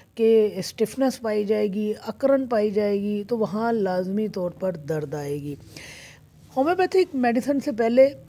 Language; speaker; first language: Urdu; native; Urdu